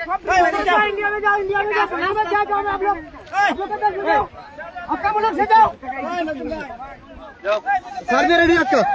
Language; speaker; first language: Hindi; non-native, learner; Bangla